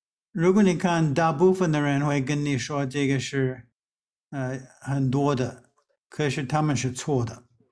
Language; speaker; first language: Chinese; non-native, fluent; English